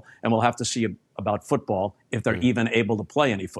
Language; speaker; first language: English; native; English